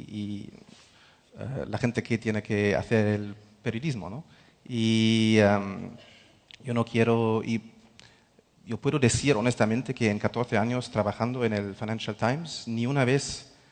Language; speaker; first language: Spanish; non-native, fluent; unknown